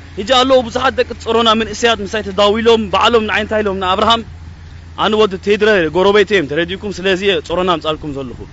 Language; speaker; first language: Tigrinya; early bilingual, heritage; Tigrinya